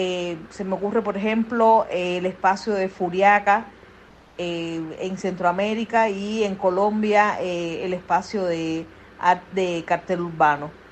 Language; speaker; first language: Spanish; native; Spanish